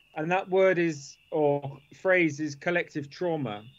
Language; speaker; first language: English; native; English